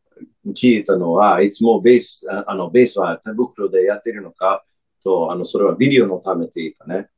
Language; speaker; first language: Japanese; non-native, fluent; English